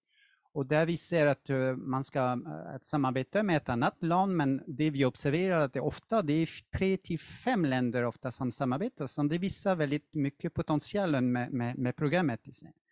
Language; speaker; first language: Swedish; non-native, fluent; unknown